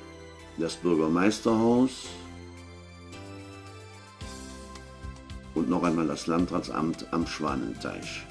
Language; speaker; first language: German; native; German